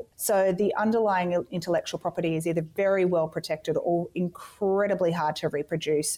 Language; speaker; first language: English; native; English